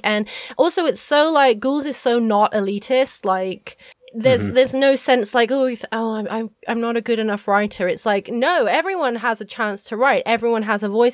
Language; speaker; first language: English; native; English